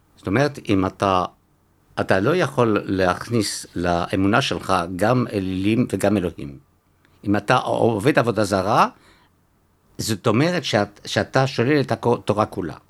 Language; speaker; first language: Hebrew; non-native, fluent; French